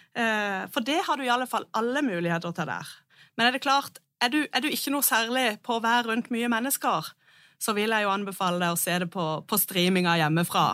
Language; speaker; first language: Norwegian; native; Norwegian